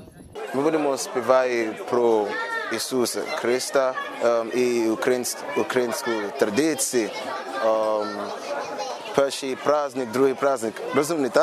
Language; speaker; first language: Ukrainian; non-native, learner; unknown